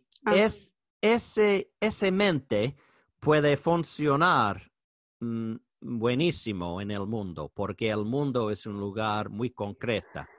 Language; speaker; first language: Spanish; non-native, learner; English